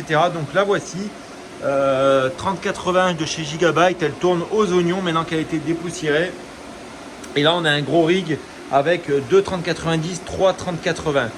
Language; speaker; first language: French; native; French